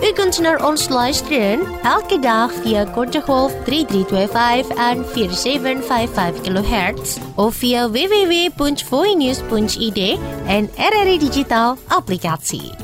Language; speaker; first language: Dutch; non-native, fluent; Indonesian